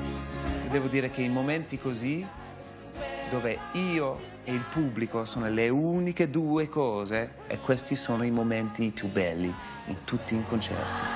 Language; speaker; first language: Italian; non-native, fluent; English